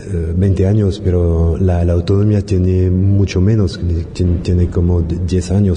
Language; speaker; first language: Spanish; non-native, learner; French